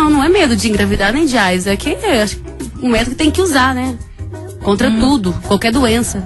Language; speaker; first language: Portuguese; native; Portuguese